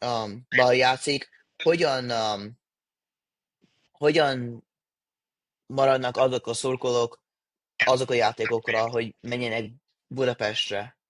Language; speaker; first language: Hungarian; early bilingual, heritage; English